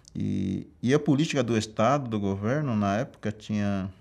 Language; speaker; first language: Portuguese; native; Portuguese